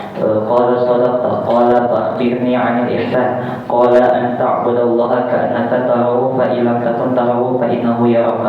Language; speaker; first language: Arabic; non-native, learner; Indonesian